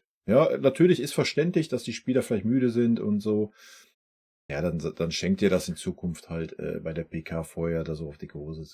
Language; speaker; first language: German; native; German